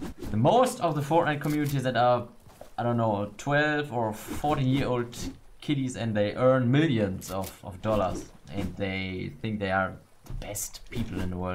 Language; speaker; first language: English; non-native, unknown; German